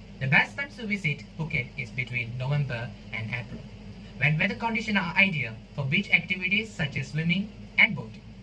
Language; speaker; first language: English; non-native, local second language; Tamil